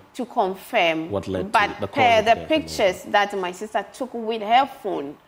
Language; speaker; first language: English; non-native, local second language; Ga